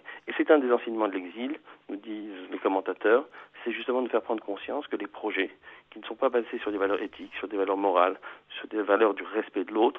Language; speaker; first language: French; native; French